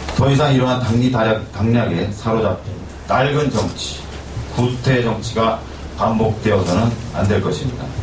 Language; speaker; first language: Korean; native; Korean